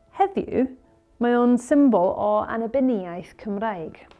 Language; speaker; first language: Welsh; non-native, learner; English